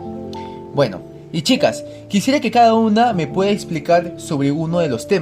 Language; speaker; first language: Spanish; native; Spanish